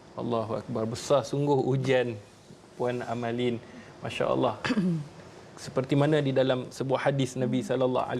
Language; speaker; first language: Malay; native; Malay